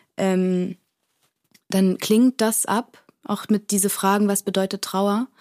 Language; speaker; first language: German; early bilingual, other home language; Portuguese